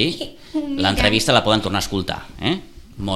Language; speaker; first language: Catalan; native; Catalan